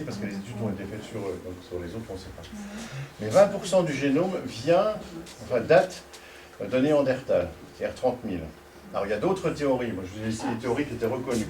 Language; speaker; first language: French; native; French